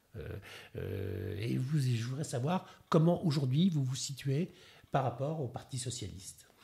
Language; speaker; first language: French; native; French